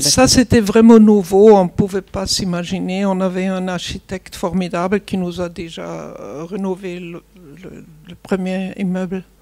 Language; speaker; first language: French; non-native, fluent; German